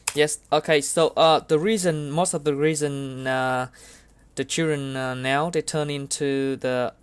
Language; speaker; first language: English; non-native, learner; Vietnamese